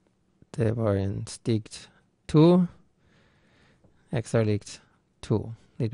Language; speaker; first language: Norwegian; non-native, fluent; English